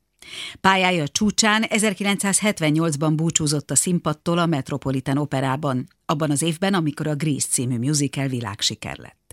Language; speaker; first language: Hungarian; native; Hungarian